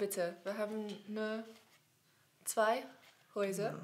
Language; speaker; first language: German; non-native, learner; English